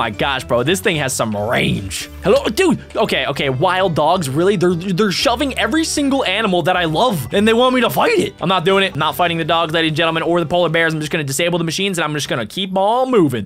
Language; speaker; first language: English; native; English